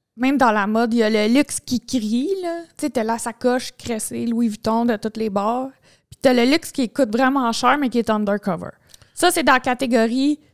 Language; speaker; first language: French; native; French